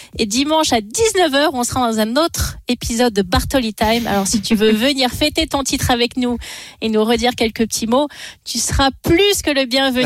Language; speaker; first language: French; native; French